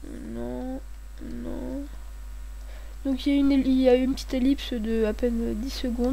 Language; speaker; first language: French; native; French